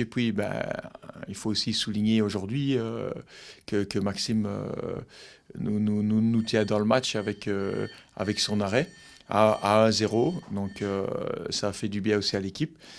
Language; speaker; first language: French; native; French